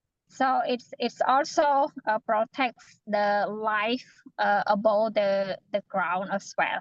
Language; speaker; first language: English; non-native, fluent; Khmer